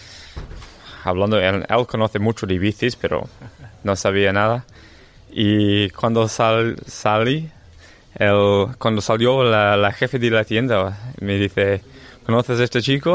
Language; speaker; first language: Spanish; non-native, learner; English